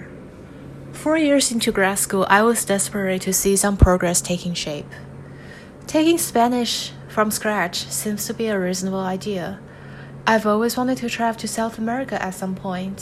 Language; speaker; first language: English; non-native, fluent; Chinese